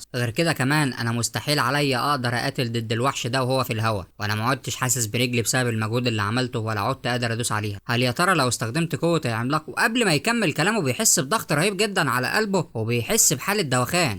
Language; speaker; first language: Arabic; native; Arabic